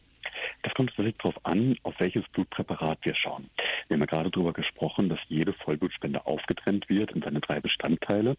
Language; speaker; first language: German; native; German